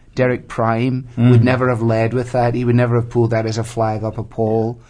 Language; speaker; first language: English; native; English